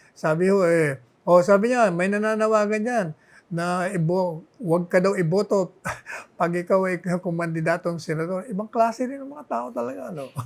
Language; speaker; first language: Filipino; non-native, local second language; Bikol